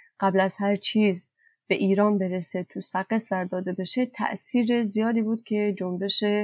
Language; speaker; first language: Persian; non-native, local second language; Kurdish